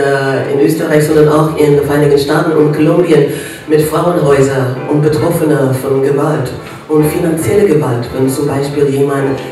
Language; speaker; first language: German; non-native, fluent; English